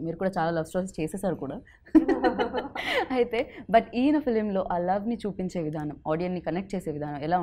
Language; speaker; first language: Telugu; native; Telugu